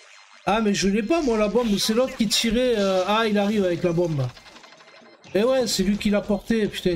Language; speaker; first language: French; native; French